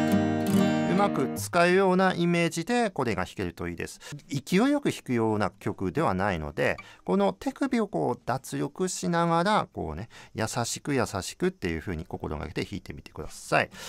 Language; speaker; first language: Japanese; native; Japanese